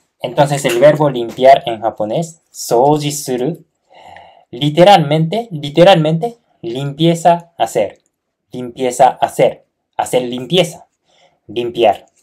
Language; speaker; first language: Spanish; non-native, fluent; Japanese